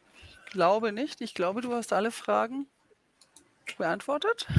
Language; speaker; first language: German; native; German